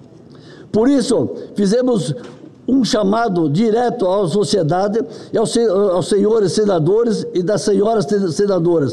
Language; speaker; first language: Portuguese; native; Portuguese